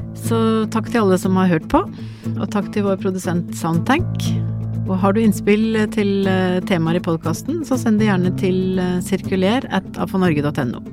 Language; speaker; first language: Norwegian; native; Norwegian